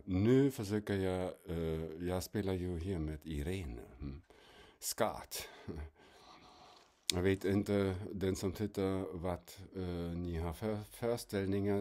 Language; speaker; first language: Swedish; non-native, fluent; German